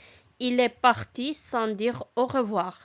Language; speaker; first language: French; non-native, fluent; Armenian